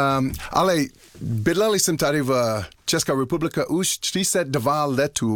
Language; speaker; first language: Czech; non-native, learner; English